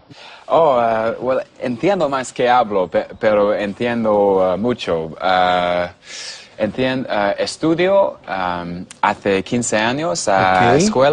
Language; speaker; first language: Spanish; non-native, learner; English